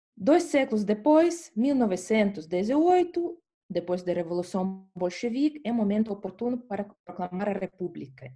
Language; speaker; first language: Portuguese; non-native, fluent; Estonian